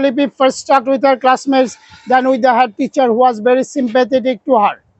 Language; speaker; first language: English; non-native, local second language; Bangla